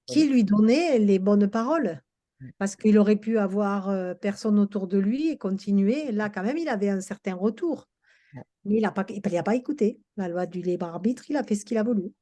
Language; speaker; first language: French; native; French